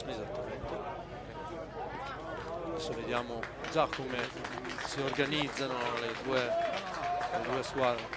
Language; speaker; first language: Italian; native; Italian